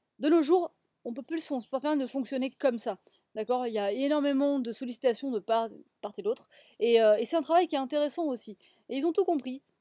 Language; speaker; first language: French; native; French